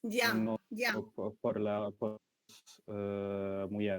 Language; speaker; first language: Spanish; non-native, learner; Polish